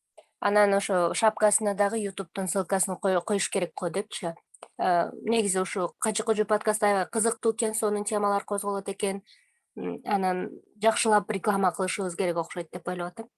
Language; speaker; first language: Kyrgyz; native; Kyrgyz